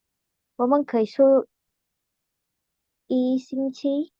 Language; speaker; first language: Chinese; non-native, learner; Khmer